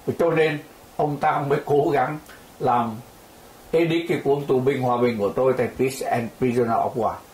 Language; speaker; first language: Vietnamese; native; Vietnamese